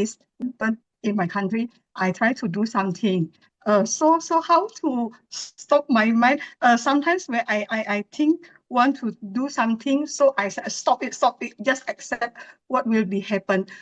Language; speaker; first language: English; non-native, learner; Indonesian